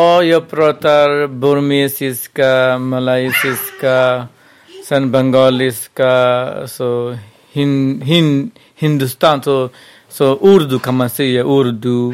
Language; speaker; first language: Swedish; non-native, local second language; Burmese